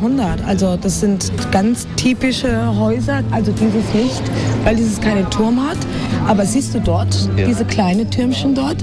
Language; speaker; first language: German; non-native, fluent; Spanish